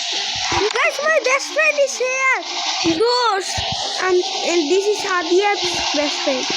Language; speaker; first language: English; non-native, learner; Bangla